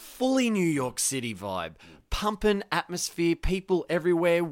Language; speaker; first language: English; native; English